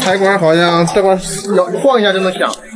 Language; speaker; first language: Chinese; native; Chinese